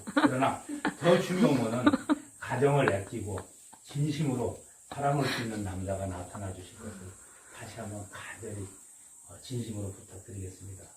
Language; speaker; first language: Korean; native; Korean